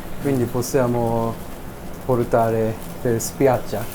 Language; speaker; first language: Italian; non-native, learner; Japanese